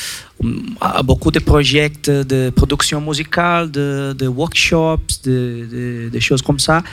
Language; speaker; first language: French; non-native, learner; Portuguese